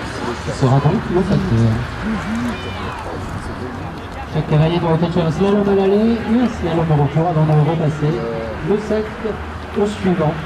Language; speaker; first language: French; native; French